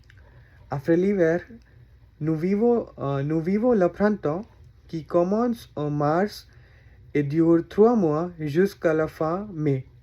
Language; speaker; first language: French; non-native, learner; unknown